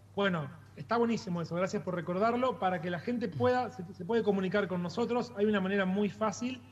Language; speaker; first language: Spanish; native; Spanish